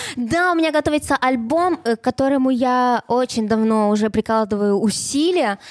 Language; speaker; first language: Russian; non-native, fluent; Spanish